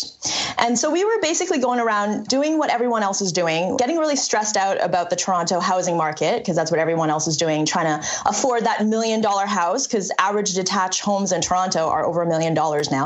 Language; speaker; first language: English; early bilingual, other home language; Chinese